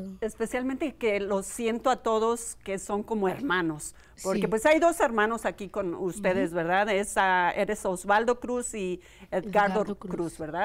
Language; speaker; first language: Spanish; native; Spanish